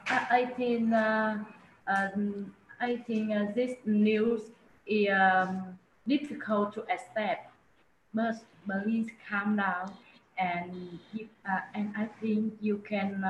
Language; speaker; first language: English; non-native, learner; Vietnamese